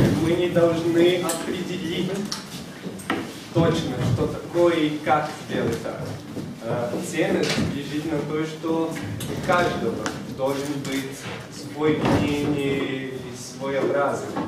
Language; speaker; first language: Russian; non-native, fluent; Portuguese